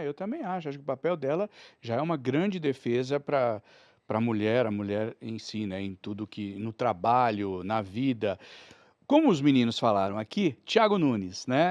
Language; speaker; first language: Portuguese; native; Portuguese